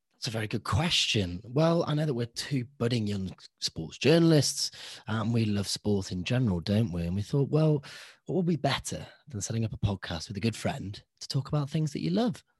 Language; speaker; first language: English; early bilingual, other home language; Hindi